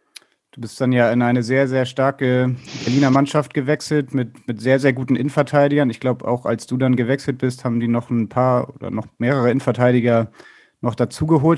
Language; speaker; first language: German; native; German